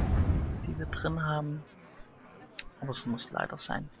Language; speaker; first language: German; native; German